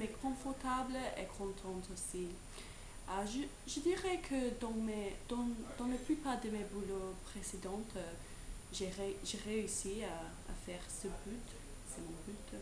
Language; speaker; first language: French; non-native, learner; English